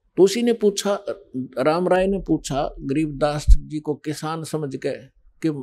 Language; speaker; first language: Hindi; native; Hindi